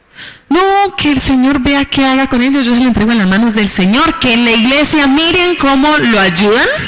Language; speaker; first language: Spanish; native; Spanish